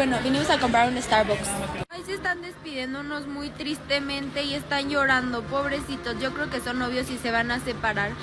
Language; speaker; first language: Spanish; native; Spanish